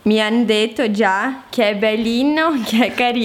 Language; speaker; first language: Italian; non-native, fluent; Portuguese